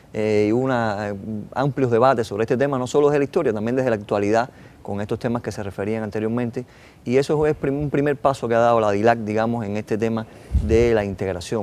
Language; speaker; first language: Spanish; native; Spanish